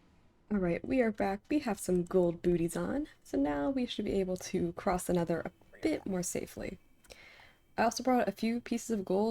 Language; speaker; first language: English; native; English